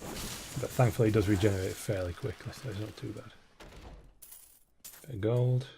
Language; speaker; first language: English; native; English